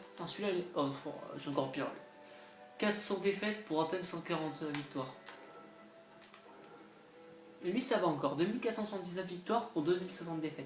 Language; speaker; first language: French; native; French